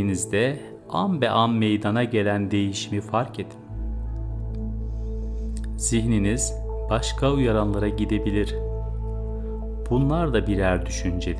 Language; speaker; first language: Turkish; native; Turkish